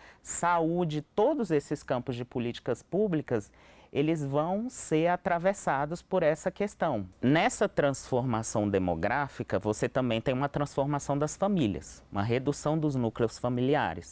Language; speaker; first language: Portuguese; native; Portuguese